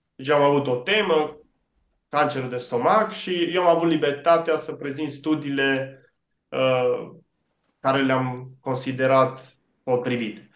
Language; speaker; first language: Romanian; early bilingual, heritage; Romanian